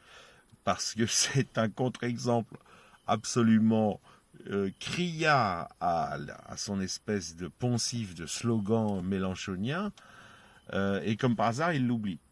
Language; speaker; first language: French; native; French